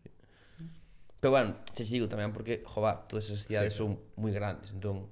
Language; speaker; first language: Galician; native; Galician